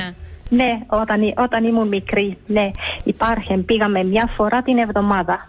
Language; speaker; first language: Greek; early bilingual, heritage; Greek